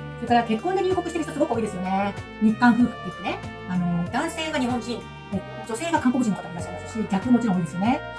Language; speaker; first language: Japanese; native; Japanese